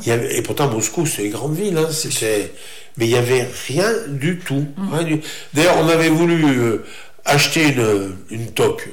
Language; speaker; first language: French; native; French